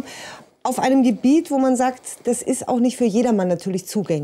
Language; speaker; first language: German; native; German